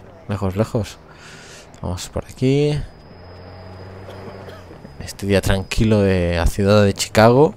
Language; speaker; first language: Spanish; native; Spanish